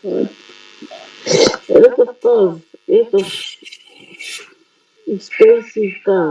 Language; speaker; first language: English; non-native, learner; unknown